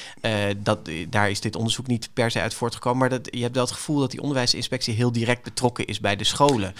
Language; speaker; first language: Dutch; native; Dutch